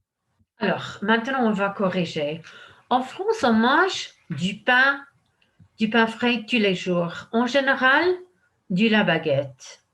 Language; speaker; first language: French; non-native, fluent; English